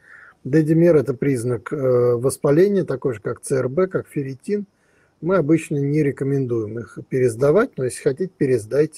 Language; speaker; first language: Russian; native; Russian